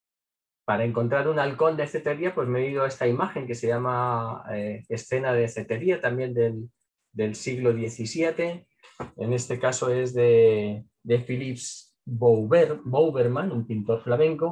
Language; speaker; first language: Spanish; native; Spanish